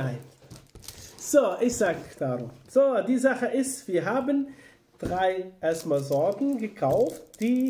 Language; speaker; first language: German; non-native, learner; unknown